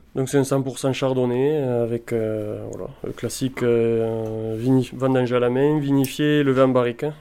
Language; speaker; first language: French; native; French